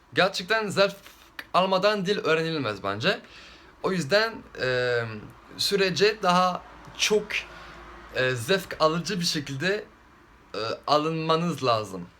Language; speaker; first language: Turkish; non-native, fluent; French